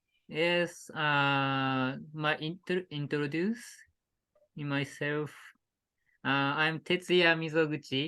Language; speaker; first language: English; non-native, learner; Japanese